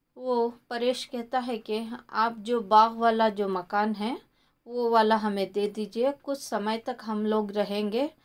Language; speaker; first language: Hindi; non-native, local second language; Kannada